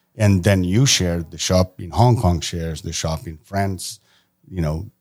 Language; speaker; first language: English; non-native, fluent; Portuguese